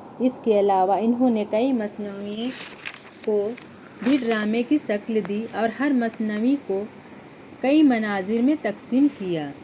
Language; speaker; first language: Urdu; native; Urdu